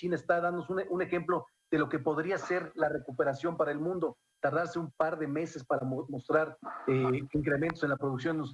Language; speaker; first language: Spanish; native; Spanish